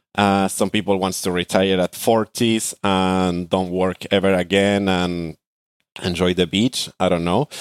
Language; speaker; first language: English; non-native, fluent; Spanish